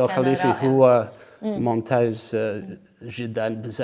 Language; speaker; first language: Arabic; non-native, learner; English